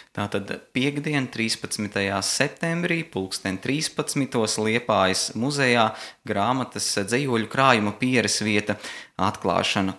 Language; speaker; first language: Latvian; native; Latvian